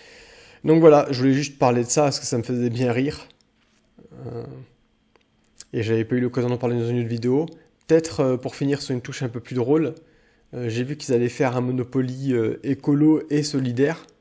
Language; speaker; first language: French; native; French